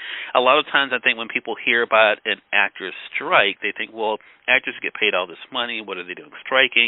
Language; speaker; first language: English; native; English